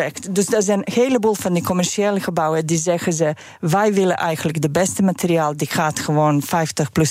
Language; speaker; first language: Dutch; non-native, fluent; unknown